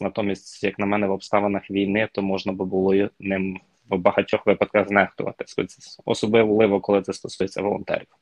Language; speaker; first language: Ukrainian; native; Ukrainian